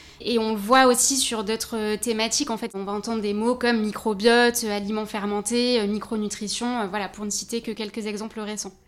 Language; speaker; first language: French; native; French